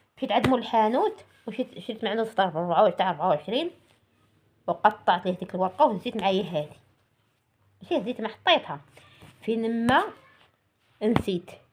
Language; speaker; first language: Arabic; native; Arabic